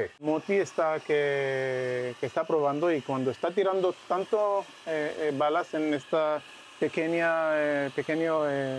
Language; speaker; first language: Spanish; non-native, learner; Hebrew